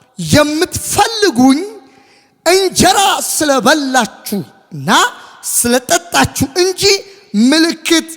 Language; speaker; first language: Amharic; native; Amharic